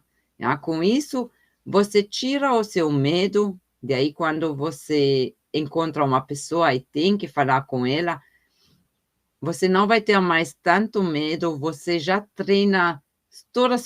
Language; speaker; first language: Portuguese; non-native, fluent; German